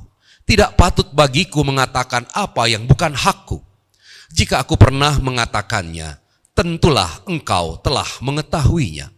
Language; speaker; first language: Indonesian; native; Indonesian